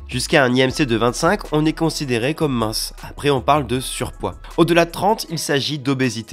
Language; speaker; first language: French; native; French